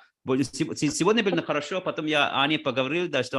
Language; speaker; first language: Russian; non-native, fluent; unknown